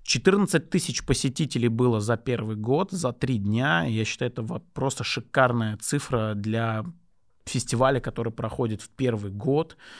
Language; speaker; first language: Russian; non-native, local second language; Lezghian